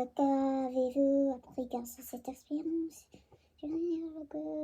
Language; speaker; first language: French; non-native, learner; Korean